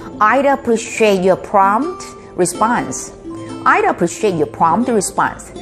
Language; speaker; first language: English; non-native, fluent; Korean